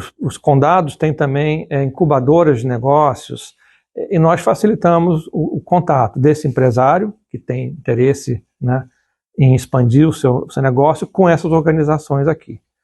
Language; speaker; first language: Portuguese; native; Portuguese